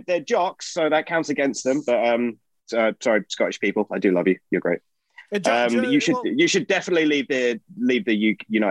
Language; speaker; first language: English; native; English